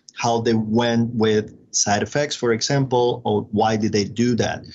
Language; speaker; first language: English; non-native, fluent; Spanish